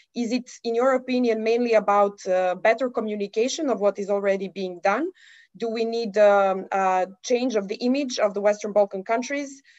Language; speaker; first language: English; non-native, fluent; Serbian